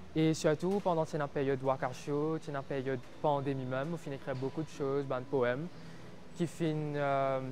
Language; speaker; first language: French; non-native, local second language; Morisyen